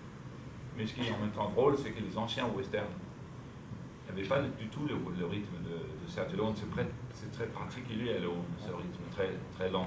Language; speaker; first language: French; non-native, fluent; Danish